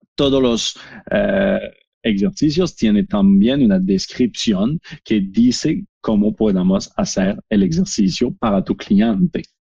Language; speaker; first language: Spanish; non-native, learner; French